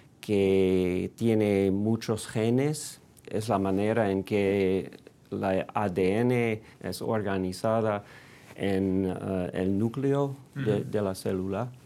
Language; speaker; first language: Spanish; non-native, fluent; English